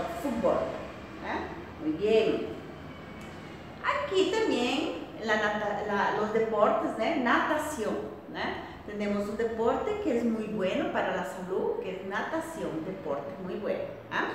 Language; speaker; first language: Spanish; non-native, fluent; Portuguese